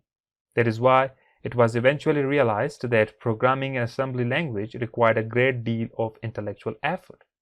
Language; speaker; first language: English; non-native, fluent; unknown